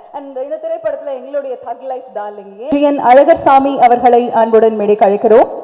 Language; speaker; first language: Tamil; native; Tamil